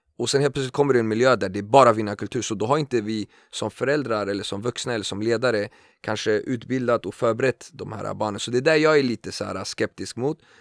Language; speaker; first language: Swedish; early bilingual, other home language; Kurdish